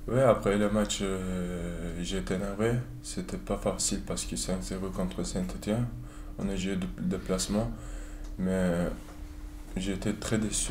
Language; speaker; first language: French; non-native, learner; Turkish